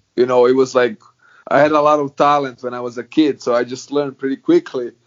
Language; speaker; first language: English; non-native, fluent; Croatian